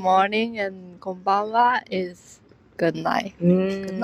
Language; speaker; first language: English; non-native, fluent; Japanese